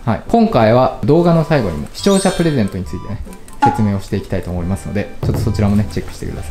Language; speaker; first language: Japanese; native; Japanese